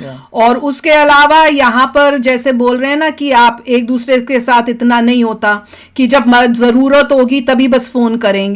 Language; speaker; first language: Hindi; native; Hindi